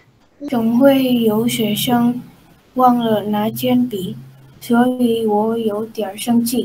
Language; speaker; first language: Chinese; non-native, learner; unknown